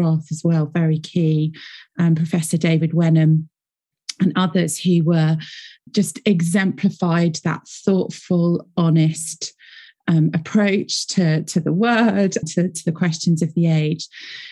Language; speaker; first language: English; native; English